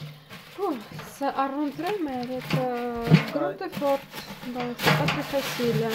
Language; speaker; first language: French; non-native, learner; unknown